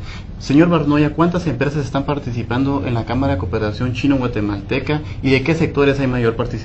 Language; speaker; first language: Spanish; native; Spanish